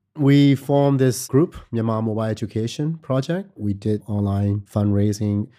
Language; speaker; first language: English; non-native, fluent; Burmese